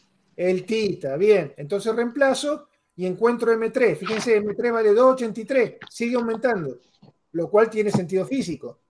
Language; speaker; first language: Spanish; native; Spanish